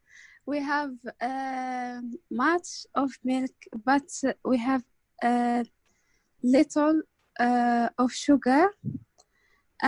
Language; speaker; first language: English; non-native, learner; Arabic